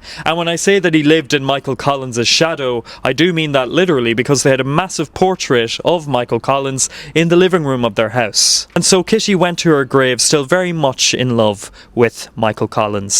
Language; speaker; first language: English; native; English